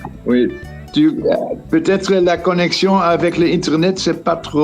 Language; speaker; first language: French; non-native, fluent; Dutch